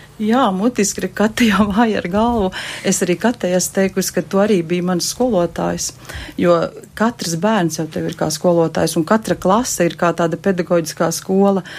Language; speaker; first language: Latvian; native; Latvian